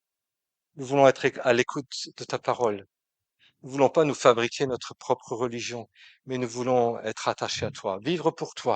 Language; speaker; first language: French; native; French